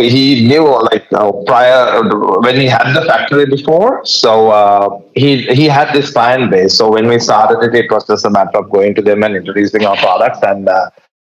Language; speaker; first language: English; non-native, local second language; Sinhala